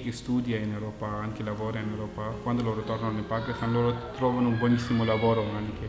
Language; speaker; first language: Italian; non-native, fluent; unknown